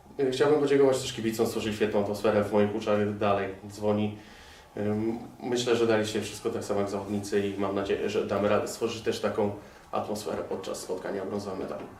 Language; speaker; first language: Polish; native; Polish